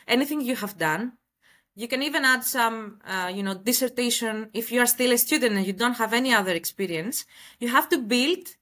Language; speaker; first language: English; non-native, fluent; Greek